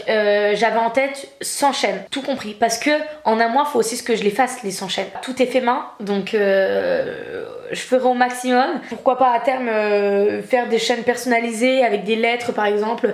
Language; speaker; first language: French; native; French